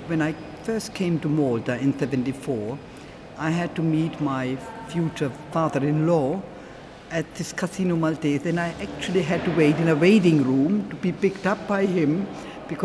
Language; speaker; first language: English; non-native, fluent; German